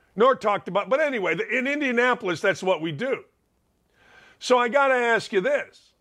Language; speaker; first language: English; early bilingual, other home language; Serbian